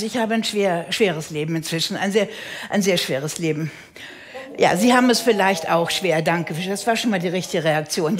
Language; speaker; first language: German; native; German